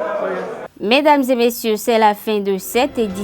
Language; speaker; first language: French; native; French